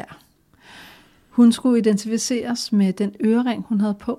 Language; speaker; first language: Danish; native; Danish